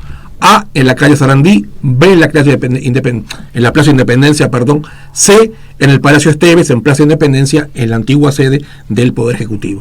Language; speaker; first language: Spanish; native; Spanish